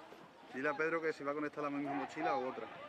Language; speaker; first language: Spanish; native; Spanish